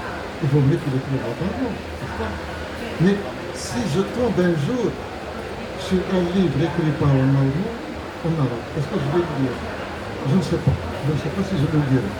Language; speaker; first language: French; non-native, local second language; Arabic